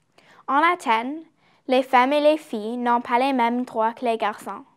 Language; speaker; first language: French; non-native, learner; English